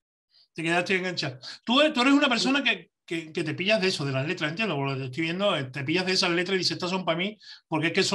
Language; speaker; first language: Spanish; native; Spanish